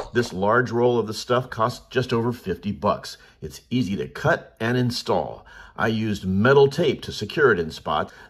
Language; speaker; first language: English; native; English